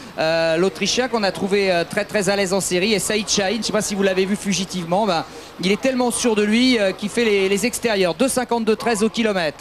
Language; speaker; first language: French; native; French